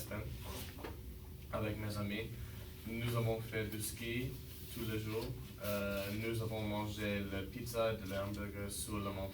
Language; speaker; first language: French; non-native, learner; English